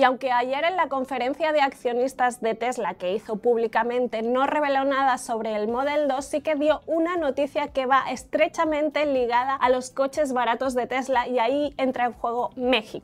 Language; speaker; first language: Spanish; native; Spanish